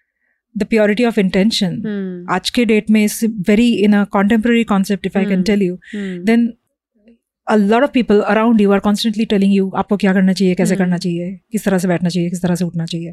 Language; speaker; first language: English; non-native, local second language; Bangla